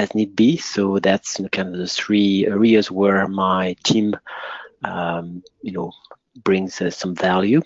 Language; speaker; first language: English; non-native, fluent; French